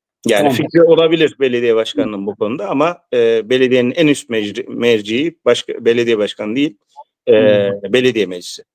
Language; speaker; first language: Turkish; early bilingual, heritage; Turkish